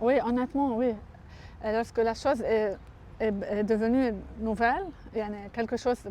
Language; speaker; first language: French; non-native, local second language; Arabic